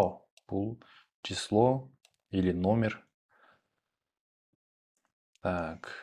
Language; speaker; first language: Russian; non-native, local second language; Kyrgyz